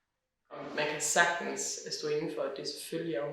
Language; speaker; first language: Danish; native; Danish